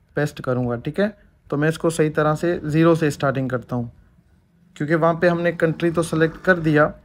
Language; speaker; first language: Urdu; non-native, local second language; Sindhi